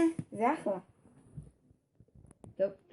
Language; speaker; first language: Hebrew; native; Hebrew